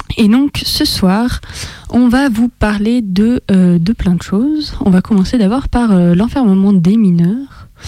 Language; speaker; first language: French; native; French